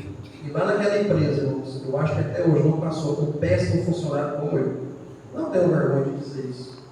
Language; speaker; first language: Portuguese; native; Portuguese